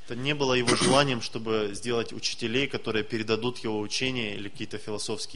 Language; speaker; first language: Russian; native; Russian